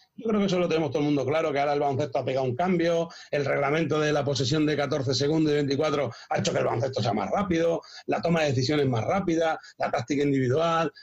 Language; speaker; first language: Spanish; native; Spanish